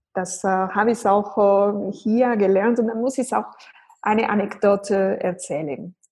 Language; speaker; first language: German; non-native, fluent; Spanish